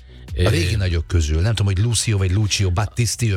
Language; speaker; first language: Hungarian; native; Hungarian